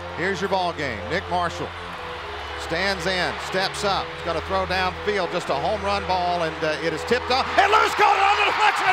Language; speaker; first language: English; native; English